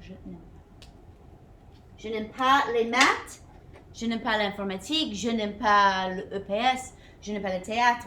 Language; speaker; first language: French; non-native, fluent; English